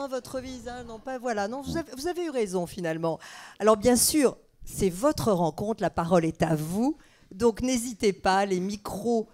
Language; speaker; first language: French; native; French